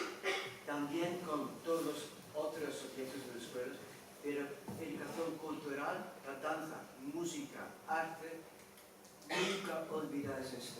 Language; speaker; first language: Spanish; non-native, learner; Dutch